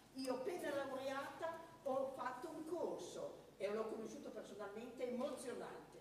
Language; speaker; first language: Italian; native; Italian